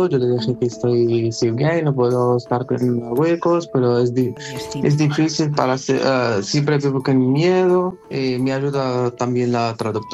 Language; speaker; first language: Spanish; non-native, learner; Arabic